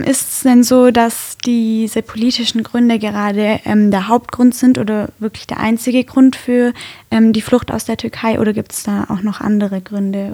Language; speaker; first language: German; native; German